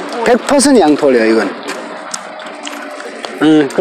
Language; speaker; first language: Korean; non-native, fluent; Tibetan